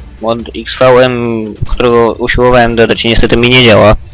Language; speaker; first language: Polish; native; Polish